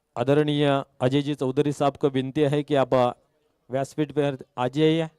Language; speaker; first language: Hindi; non-native, local second language; Marathi